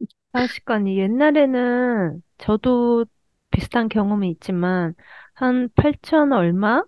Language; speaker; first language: Korean; early bilingual, heritage; Korean